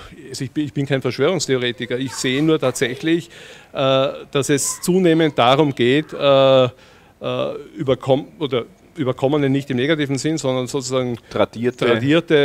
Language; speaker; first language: German; native; German